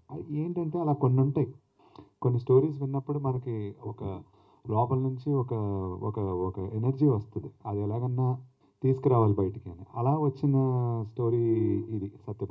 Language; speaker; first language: Telugu; native; Telugu